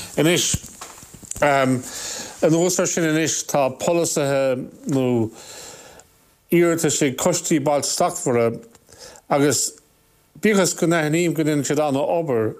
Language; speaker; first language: Irish; native; Irish